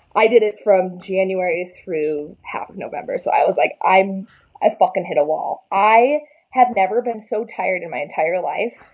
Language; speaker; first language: English; native; English